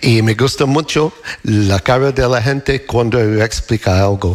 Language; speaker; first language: Spanish; non-native, fluent; English